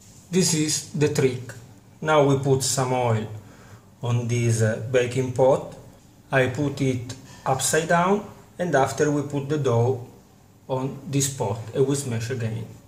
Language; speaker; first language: English; non-native, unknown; Italian